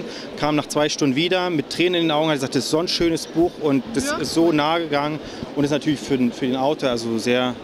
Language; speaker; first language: German; native; German